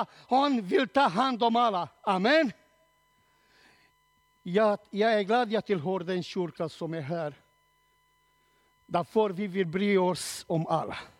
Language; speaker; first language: Swedish; non-native, learner; Romanian